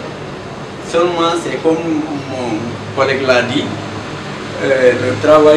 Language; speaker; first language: French; non-native, local second language; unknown